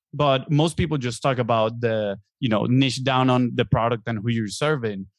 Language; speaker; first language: English; non-native, fluent; Spanish